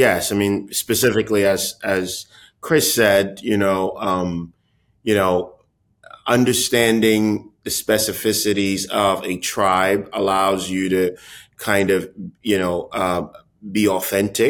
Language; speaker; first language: English; non-native, local second language; Akan